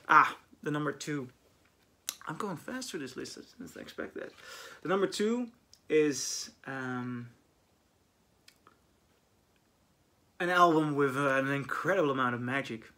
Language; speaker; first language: English; non-native, fluent; Dutch